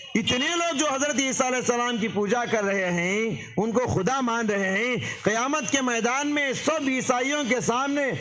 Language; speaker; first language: Urdu; native; Urdu